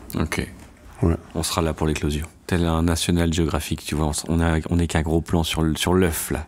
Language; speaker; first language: French; native; French